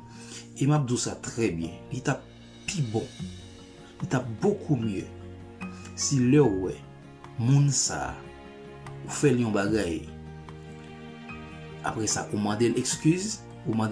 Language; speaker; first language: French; non-native, local second language; Haitian Creole